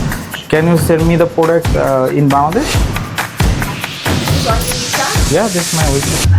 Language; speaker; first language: English; non-native, learner; Bangla